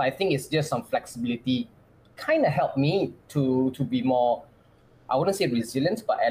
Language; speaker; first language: English; non-native, local second language; Chinese